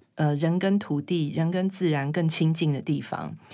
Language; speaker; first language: Chinese; native; Chinese